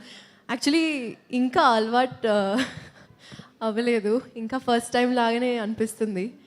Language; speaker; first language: Telugu; non-native, local second language; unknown